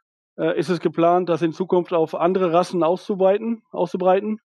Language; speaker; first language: German; native; German